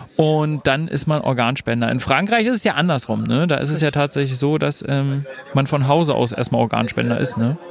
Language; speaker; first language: German; native; German